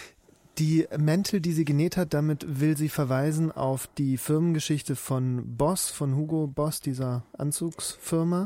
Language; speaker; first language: German; native; German